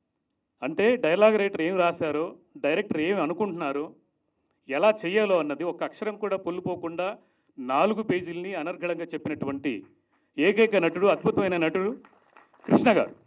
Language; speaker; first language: Telugu; native; Telugu